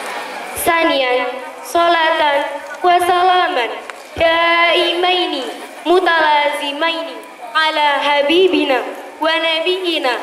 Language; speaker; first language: Arabic; non-native, learner; Indonesian